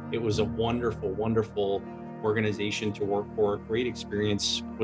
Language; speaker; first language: English; native; English